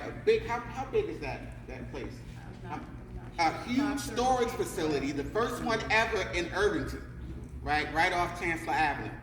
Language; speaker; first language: English; native; English